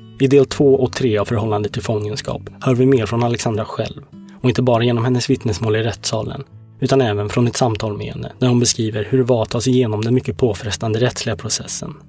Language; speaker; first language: Swedish; native; Swedish